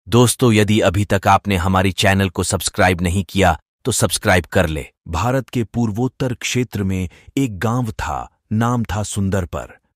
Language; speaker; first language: Hindi; non-native, local second language; Gujarati